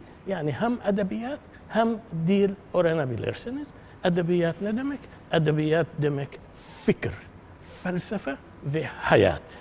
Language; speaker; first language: Turkish; non-native, learner; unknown